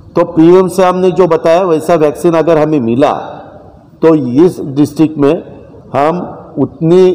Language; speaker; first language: Hindi; non-native, local second language; Marathi